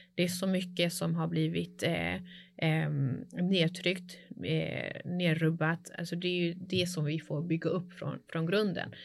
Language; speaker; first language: Swedish; early bilingual, other home language; Spanish